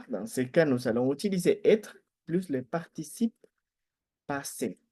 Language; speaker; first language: French; non-native, fluent; Spanish